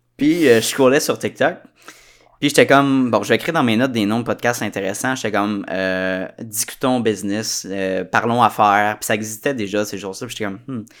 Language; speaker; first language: French; native; French